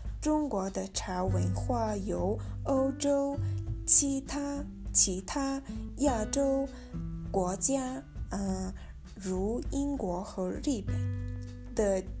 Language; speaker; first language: Chinese; non-native, learner; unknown